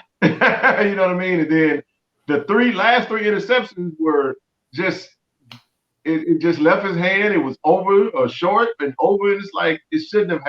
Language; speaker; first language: English; native; English